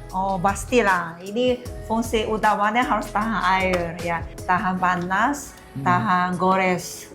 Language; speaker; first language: Indonesian; non-native, fluent; Chinese